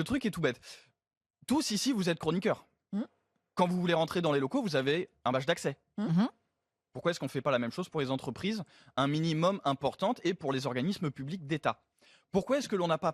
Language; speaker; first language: French; native; French